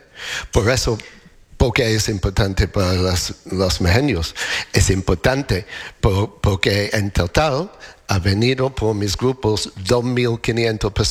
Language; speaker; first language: Spanish; non-native, learner; English